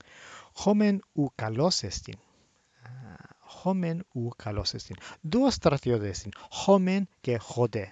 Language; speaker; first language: Greek; non-native, fluent; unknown